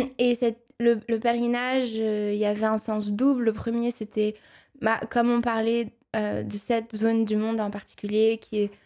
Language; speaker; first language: French; non-native, local second language; Arabic